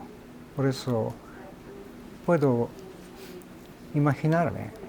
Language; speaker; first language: Spanish; non-native, fluent; Japanese